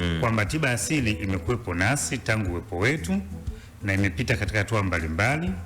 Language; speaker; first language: Swahili; native; Swahili